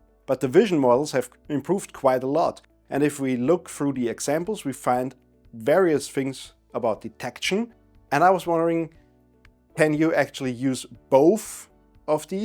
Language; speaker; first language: English; non-native, fluent; German